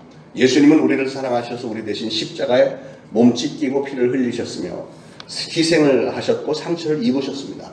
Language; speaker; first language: Korean; native; Korean